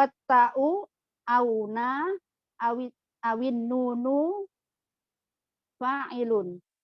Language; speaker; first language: Arabic; non-native, learner; Indonesian